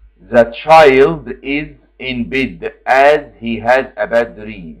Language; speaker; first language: English; non-native, fluent; Arabic